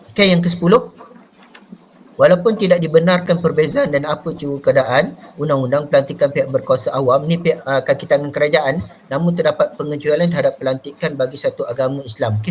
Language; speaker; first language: Malay; native; Malay